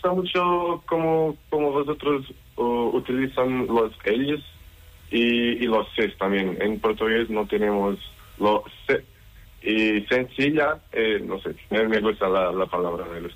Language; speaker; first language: Spanish; non-native, learner; Portuguese